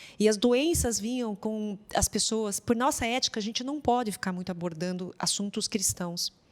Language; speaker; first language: Portuguese; non-native, fluent; Chinese